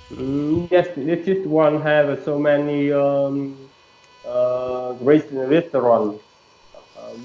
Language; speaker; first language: English; non-native, learner; Vietnamese